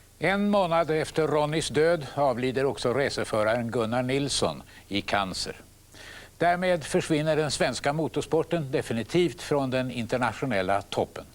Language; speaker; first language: Swedish; native; Swedish